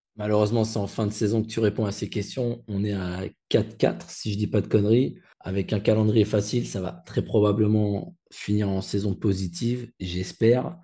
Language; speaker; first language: French; native; French